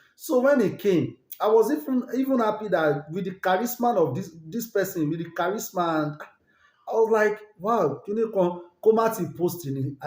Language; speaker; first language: English; non-native, local second language; Yoruba